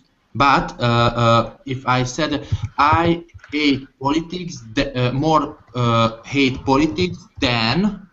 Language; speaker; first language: English; non-native, learner; Hungarian